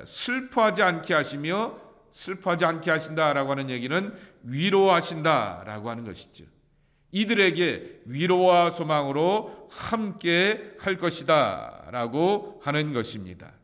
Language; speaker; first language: Korean; native; Korean